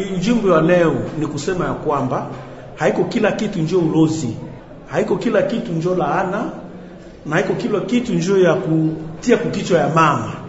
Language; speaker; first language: Swahili; native; Swahili